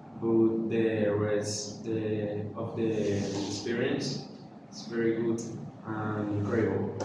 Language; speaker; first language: English; non-native, learner; Spanish